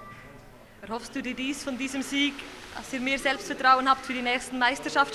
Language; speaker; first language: German; native; German